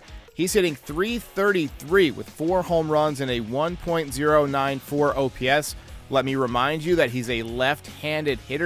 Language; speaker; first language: English; native; English